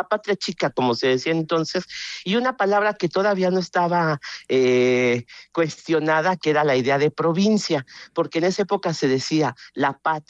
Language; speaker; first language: Spanish; native; Spanish